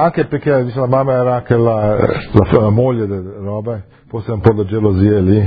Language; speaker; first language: Italian; early bilingual, heritage; English